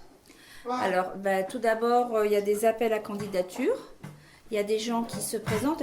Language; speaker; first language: French; native; French